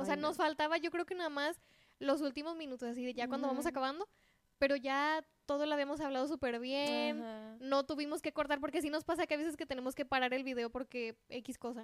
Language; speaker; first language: Spanish; native; Spanish